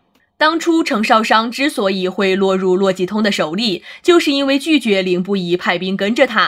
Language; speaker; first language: Chinese; native; Chinese